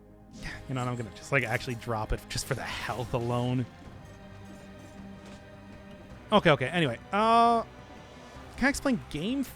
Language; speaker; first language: English; native; English